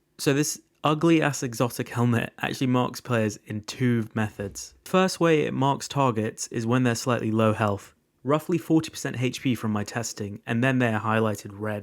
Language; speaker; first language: English; native; English